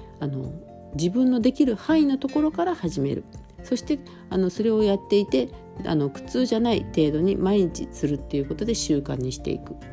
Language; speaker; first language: Japanese; native; Japanese